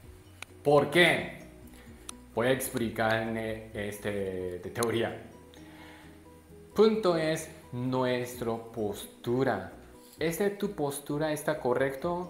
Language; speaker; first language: Spanish; non-native, learner; Japanese